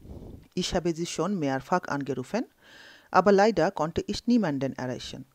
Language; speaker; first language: German; non-native, local second language; Bangla